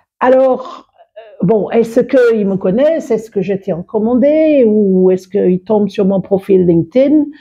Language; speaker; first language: French; non-native, fluent; English